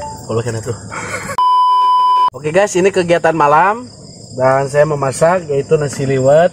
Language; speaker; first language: Indonesian; non-native, local second language; Sundanese